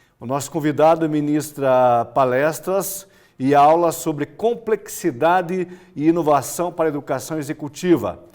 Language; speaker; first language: Portuguese; native; Portuguese